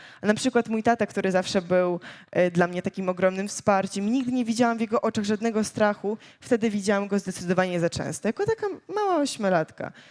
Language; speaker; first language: Polish; early bilingual, other home language; Ukrainian